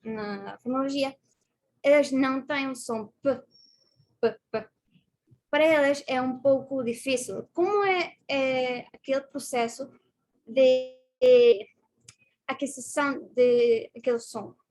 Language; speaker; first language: Portuguese; non-native, fluent; Spanish